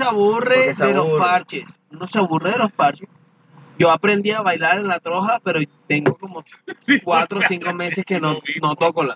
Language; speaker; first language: Spanish; native; Spanish